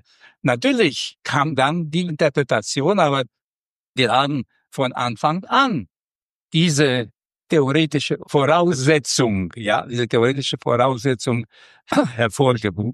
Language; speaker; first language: German; non-native, fluent; Romanian